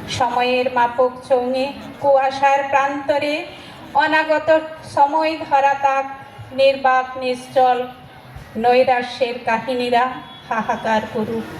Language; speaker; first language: Bangla; non-native, local second language; Santali